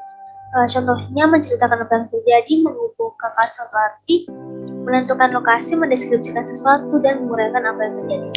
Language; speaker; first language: Indonesian; native; Indonesian